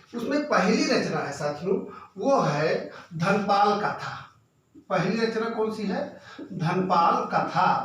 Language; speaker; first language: Hindi; native; Hindi